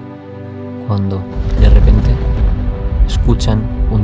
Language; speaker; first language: Spanish; native; Spanish